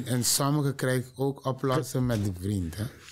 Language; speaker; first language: Dutch; non-native, learner; Papiamento